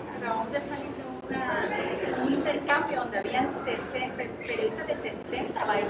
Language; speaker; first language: Spanish; native; Spanish